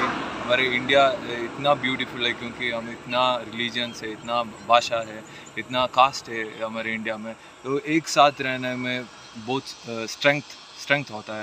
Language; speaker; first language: Hindi; non-native, local second language; Malayalam